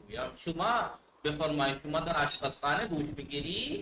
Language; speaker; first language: Persian; non-native, fluent; Urdu